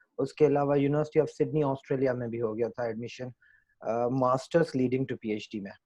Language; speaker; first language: Urdu; non-native, local second language; Sindhi